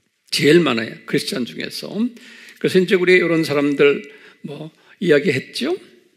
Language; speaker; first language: Korean; native; Korean